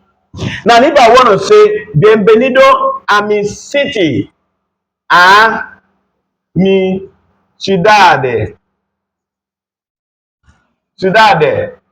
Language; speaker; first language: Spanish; non-native, learner; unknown